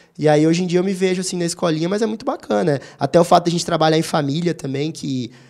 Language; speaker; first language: Portuguese; native; Portuguese